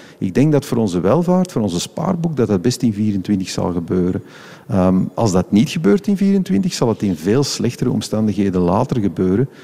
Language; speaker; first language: Dutch; native; Dutch